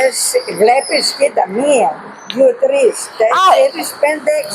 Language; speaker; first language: Greek; non-native, learner; Armenian